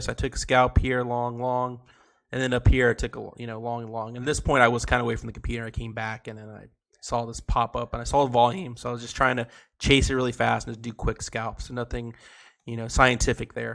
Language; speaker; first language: English; native; English